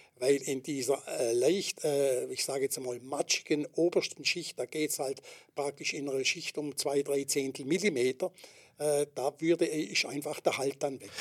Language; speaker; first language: German; native; German